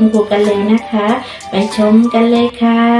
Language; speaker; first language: Thai; native; Thai